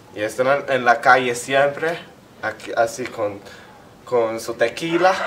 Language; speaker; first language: Spanish; non-native, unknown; Hungarian